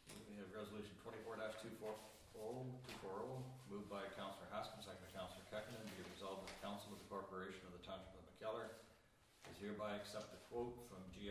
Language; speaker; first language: English; native; English